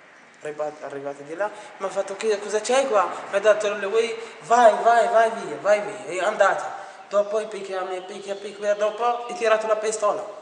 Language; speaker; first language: Italian; non-native, learner; Arabic